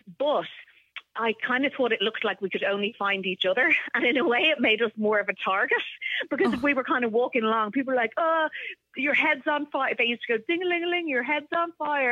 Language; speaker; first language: English; native; English